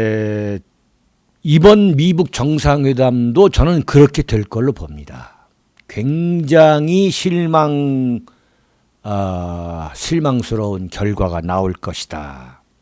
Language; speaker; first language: Korean; native; Korean